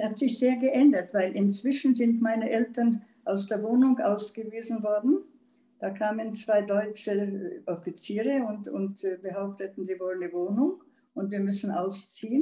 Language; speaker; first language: German; non-native, local second language; Czech